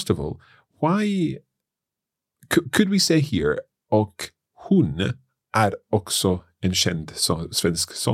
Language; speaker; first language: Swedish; non-native, learner; English